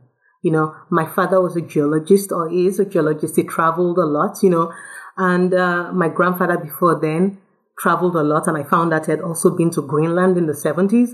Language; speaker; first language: English; non-native, local second language; Yoruba